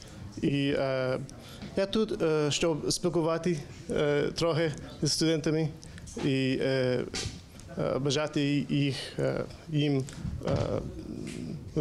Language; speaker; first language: Ukrainian; non-native, learner; English